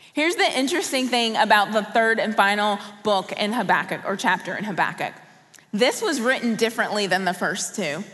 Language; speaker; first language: English; native; English